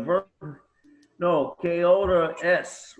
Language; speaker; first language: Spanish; non-native, learner; English